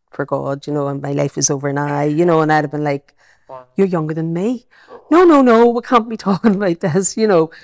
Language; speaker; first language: English; native; English